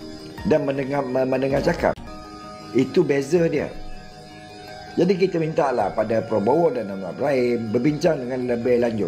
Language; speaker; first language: Malay; native; Malay